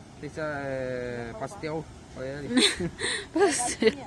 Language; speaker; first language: Portuguese; non-native, learner; Filipino